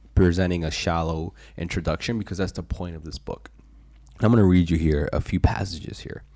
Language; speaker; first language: English; early bilingual, other home language; Spanish